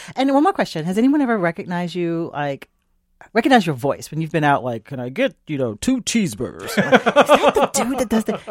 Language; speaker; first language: English; native; English